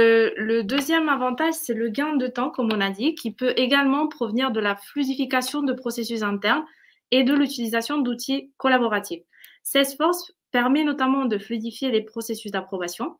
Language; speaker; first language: French; native; French